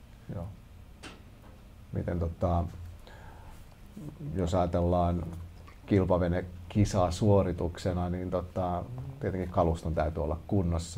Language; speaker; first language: Finnish; native; Finnish